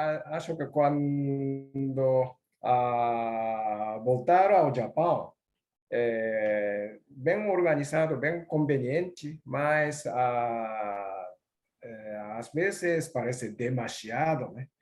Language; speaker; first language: Portuguese; non-native, learner; Japanese